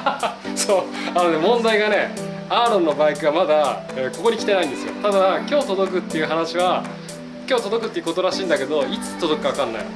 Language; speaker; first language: Japanese; native; Japanese